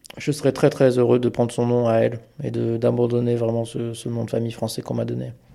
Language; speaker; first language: French; early bilingual, other home language; Amharic